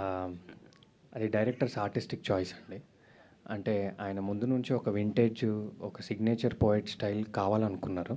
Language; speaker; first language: Telugu; native; Telugu